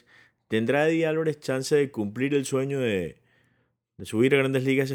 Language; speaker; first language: Spanish; native; Spanish